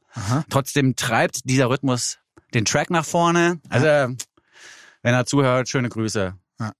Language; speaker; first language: German; native; German